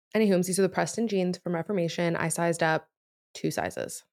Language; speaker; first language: English; early bilingual, other home language; Spanish